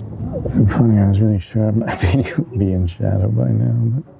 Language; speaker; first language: English; native; English